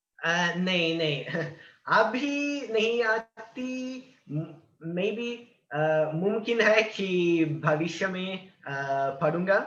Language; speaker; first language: Hindi; non-native, learner; Italian